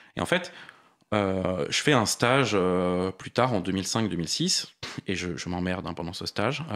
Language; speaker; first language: French; native; French